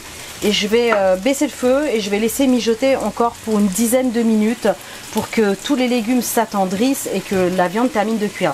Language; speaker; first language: French; native; French